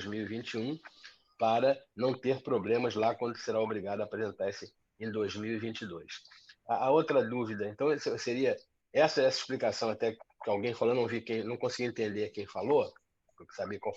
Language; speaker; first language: Portuguese; native; Portuguese